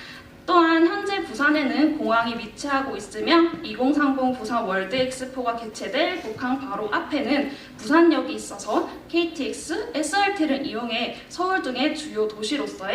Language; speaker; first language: Korean; native; Korean